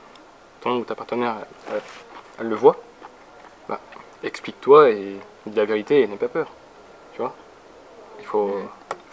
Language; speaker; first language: French; native; French